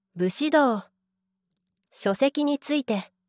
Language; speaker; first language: Japanese; native; Japanese